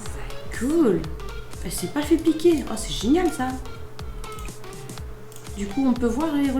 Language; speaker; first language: French; native; French